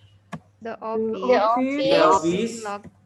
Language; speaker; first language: English; non-native, learner; Indonesian